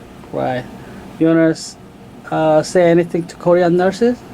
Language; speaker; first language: English; non-native, learner; Korean